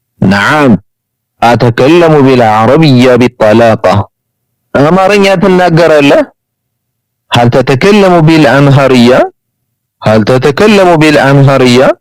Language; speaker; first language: Arabic; non-native, fluent; Amharic